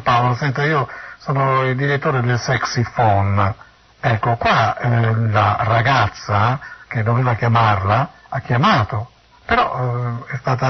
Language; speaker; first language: Italian; native; Italian